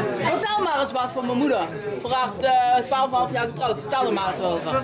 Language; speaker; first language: Dutch; native; Dutch